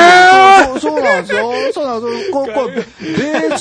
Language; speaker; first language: Japanese; native; Japanese